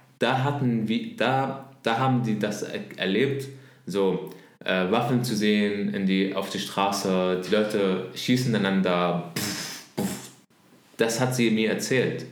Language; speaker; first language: German; non-native, learner; Arabic